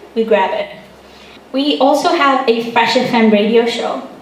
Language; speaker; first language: English; non-native, local second language; Hindi